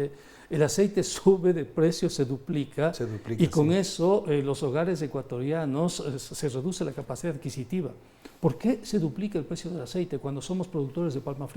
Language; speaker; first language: Spanish; native; Spanish